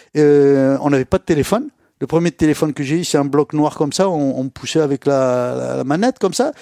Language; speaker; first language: French; native; French